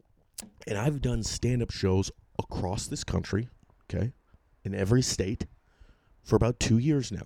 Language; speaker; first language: English; native; English